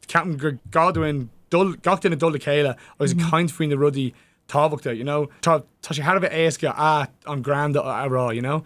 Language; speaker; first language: Irish; non-native, local second language; English